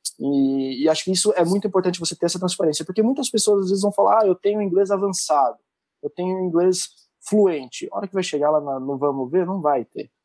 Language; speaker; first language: Portuguese; native; Portuguese